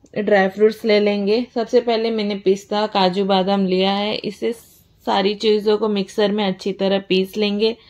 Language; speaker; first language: Hindi; native; Hindi